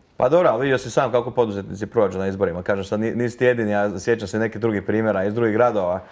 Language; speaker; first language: Croatian; native; Croatian